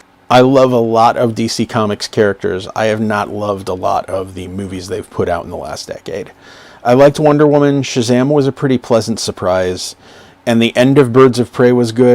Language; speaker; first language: English; native; English